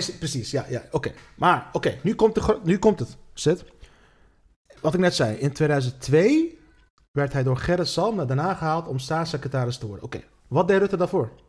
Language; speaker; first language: Dutch; early bilingual, other home language; Turkish